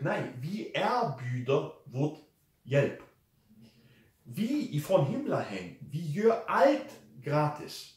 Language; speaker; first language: Swedish; non-native, fluent; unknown